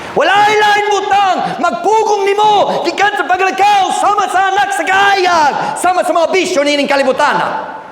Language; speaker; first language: Cebuano; non-native, fluent; English